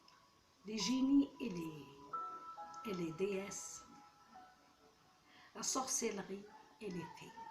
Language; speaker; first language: French; non-native, local second language; Arabic